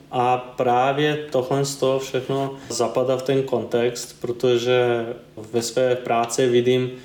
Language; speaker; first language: Czech; non-native, fluent; Serbian